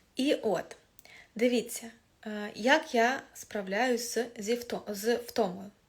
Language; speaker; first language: Ukrainian; non-native, local second language; Russian